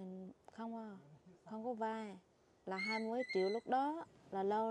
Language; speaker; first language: Vietnamese; non-native, local second language; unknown